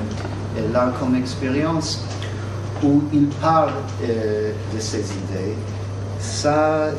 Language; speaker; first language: French; non-native, fluent; English